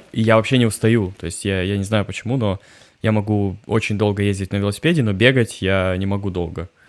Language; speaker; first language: Russian; native; Russian